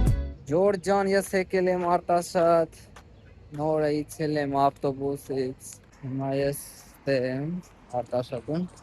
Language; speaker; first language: Armenian; non-native, learner; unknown